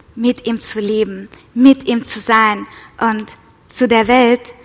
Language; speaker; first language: German; non-native, fluent; Russian